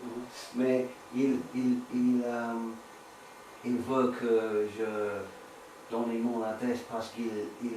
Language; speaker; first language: French; non-native, learner; English